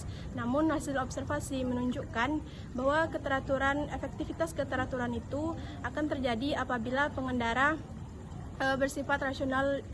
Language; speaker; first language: Indonesian; native; Indonesian